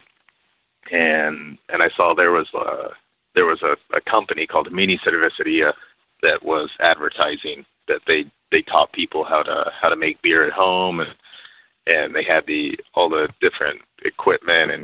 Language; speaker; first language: English; native; English